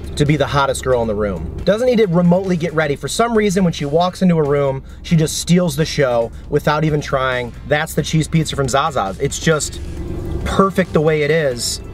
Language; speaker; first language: English; native; English